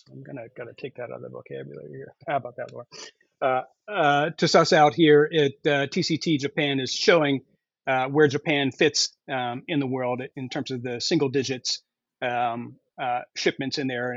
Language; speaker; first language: English; native; English